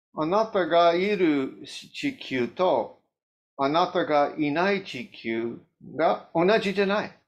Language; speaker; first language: Japanese; non-native, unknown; English